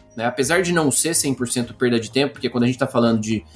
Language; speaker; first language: Portuguese; native; Portuguese